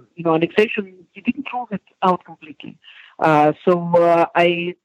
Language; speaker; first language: English; non-native, fluent; Hebrew